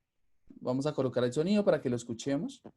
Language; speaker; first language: Spanish; native; Spanish